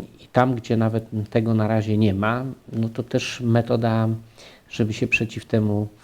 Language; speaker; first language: Polish; native; Polish